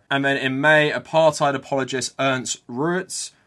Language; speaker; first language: English; native; English